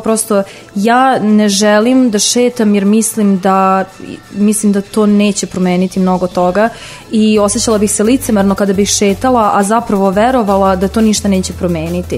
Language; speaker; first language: Serbian; native; Serbian